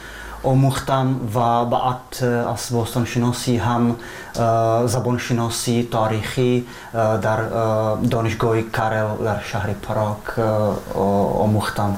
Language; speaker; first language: Persian; non-native, fluent; Czech